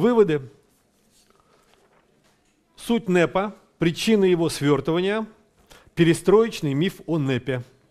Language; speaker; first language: Russian; native; Russian